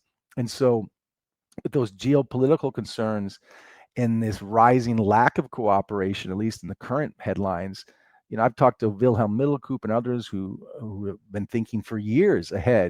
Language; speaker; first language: English; native; English